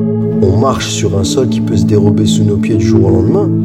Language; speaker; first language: French; native; French